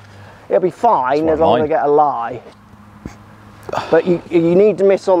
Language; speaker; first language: English; native; English